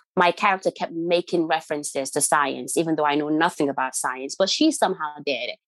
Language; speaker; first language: English; non-native, local second language; Yoruba